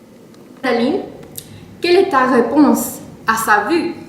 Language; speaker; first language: French; non-native, learner; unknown